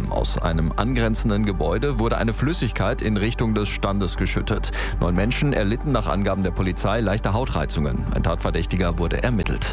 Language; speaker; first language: German; native; German